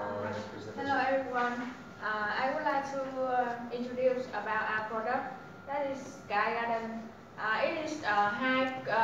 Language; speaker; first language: English; non-native, learner; Vietnamese